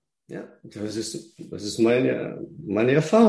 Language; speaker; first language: German; non-native, fluent; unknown